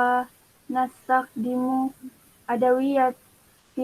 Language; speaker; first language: Arabic; non-native, learner; Malay